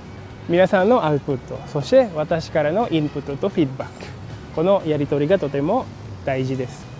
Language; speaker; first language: Japanese; non-native, fluent; Indonesian